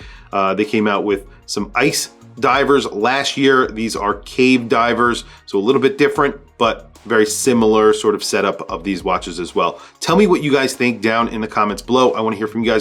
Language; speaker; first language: English; native; English